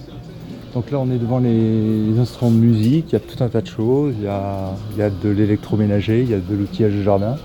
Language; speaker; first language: French; native; French